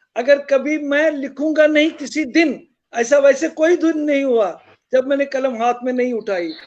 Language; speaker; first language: Hindi; non-native, local second language; Kashmiri